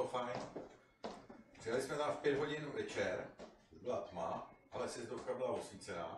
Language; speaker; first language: Czech; native; Czech